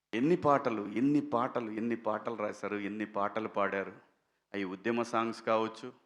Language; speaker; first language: Telugu; native; Telugu